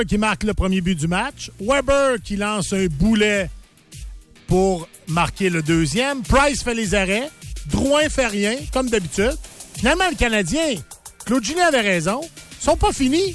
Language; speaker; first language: French; native; French